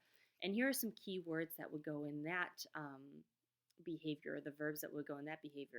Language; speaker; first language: English; native; English